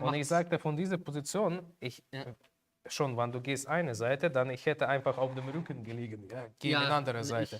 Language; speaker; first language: German; non-native, learner; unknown